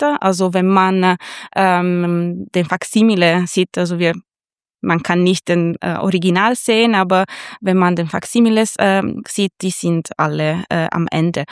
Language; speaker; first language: German; non-native, fluent; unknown